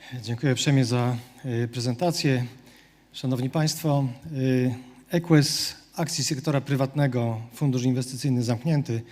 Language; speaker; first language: Polish; native; Polish